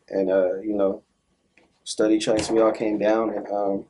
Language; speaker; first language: English; native; English